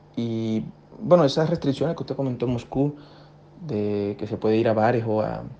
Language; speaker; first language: Spanish; native; Spanish